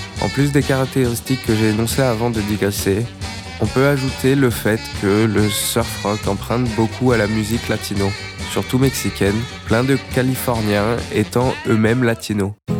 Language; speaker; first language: French; native; French